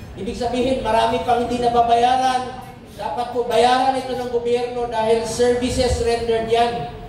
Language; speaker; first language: Filipino; non-native, local second language; Cebuano